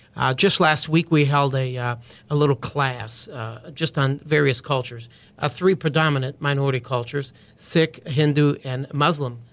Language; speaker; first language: English; native; English